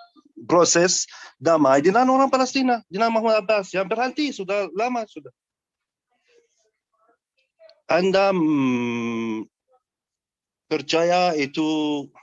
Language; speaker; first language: Indonesian; non-native, fluent; Arabic